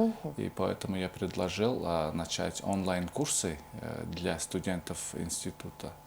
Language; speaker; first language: Russian; non-native, fluent; Mongolian